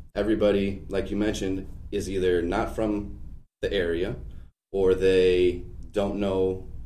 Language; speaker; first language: English; native; English